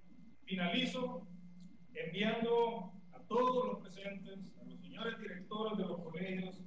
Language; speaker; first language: Spanish; native; Spanish